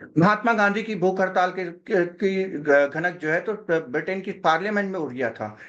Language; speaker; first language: Hindi; native; Hindi